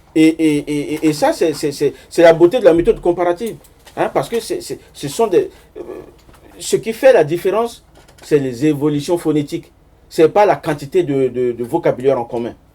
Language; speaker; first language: French; non-native, local second language; Sango